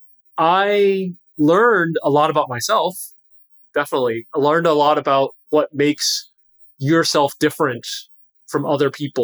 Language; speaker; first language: English; native; English